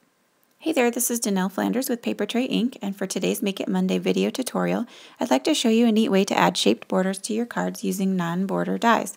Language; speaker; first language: English; native; English